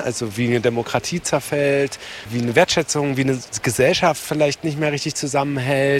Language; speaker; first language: German; native; German